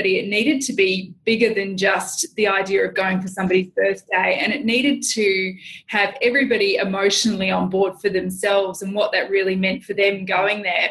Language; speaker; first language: English; native; English